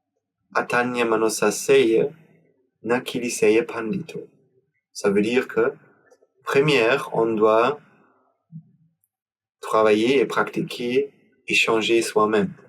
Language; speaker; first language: French; non-native, learner; German